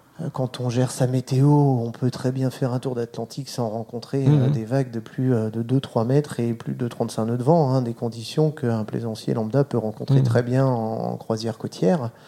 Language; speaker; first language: French; native; French